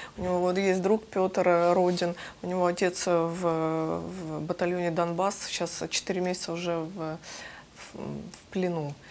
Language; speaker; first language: Russian; native; Russian